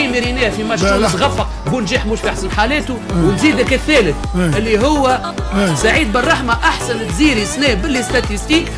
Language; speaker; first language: Arabic; native; Arabic